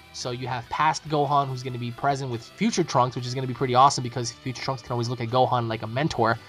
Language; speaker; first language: English; native; English